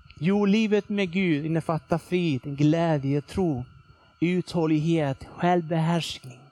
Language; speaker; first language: Swedish; non-native, fluent; Spanish